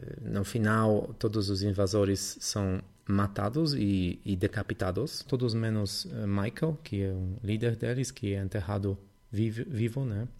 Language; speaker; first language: Portuguese; non-native, fluent; Polish